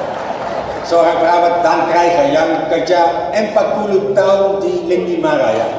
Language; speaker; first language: Indonesian; non-native, fluent; Dutch